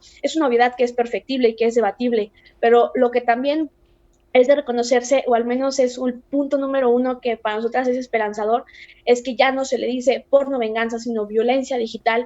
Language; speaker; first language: Spanish; native; Spanish